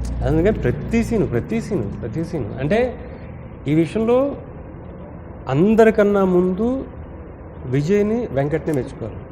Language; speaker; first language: Telugu; native; Telugu